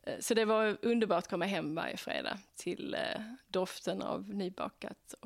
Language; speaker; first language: Swedish; native; Swedish